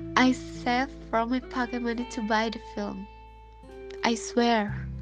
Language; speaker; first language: English; non-native, fluent; Indonesian